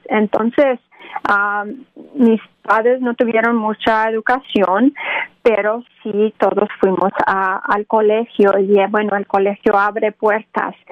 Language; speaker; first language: Spanish; early bilingual, other home language; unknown